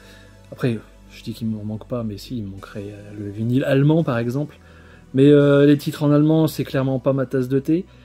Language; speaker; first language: French; native; French